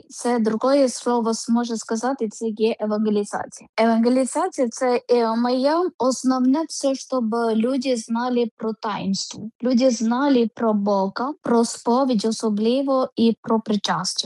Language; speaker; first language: Ukrainian; non-native, learner; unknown